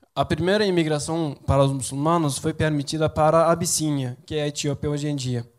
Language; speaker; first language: Portuguese; non-native, fluent; Turkish